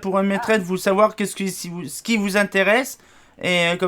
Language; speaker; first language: French; native; French